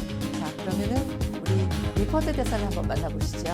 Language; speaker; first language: Korean; native; Korean